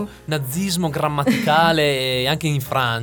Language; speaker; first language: Italian; native; Italian